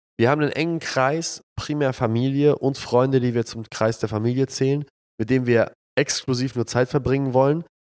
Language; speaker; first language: German; early bilingual, other home language; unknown